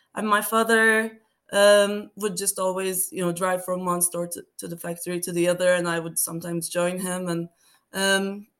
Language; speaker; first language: English; non-native, fluent; Turkish